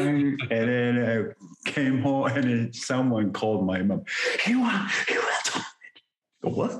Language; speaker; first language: English; non-native, fluent; Japanese